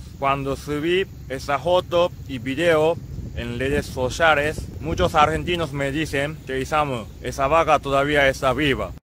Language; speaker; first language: Spanish; non-native, learner; Japanese